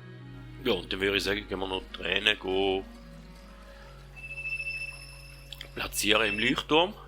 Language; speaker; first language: German; native; German